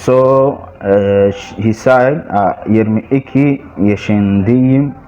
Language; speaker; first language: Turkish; non-native, learner; Somali